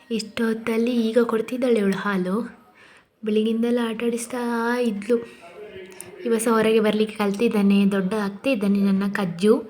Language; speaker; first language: Kannada; non-native, local second language; Konkani